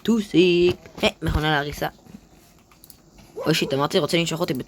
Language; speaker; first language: Hebrew; native; Hebrew